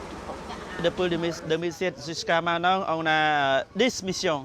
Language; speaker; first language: French; non-native, fluent; Khmer